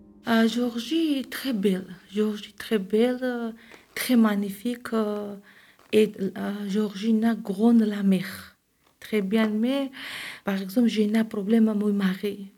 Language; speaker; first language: French; non-native, learner; Georgian